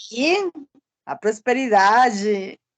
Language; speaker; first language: Portuguese; non-native, learner; Spanish